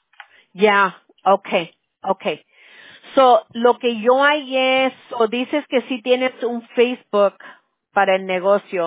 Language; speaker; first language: Spanish; early bilingual, heritage; Spanish